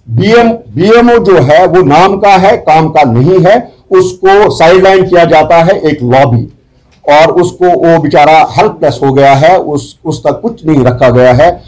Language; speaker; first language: Urdu; non-native, local second language; Kashmiri